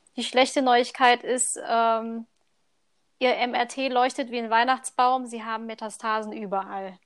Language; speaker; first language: German; early bilingual, other home language; Thai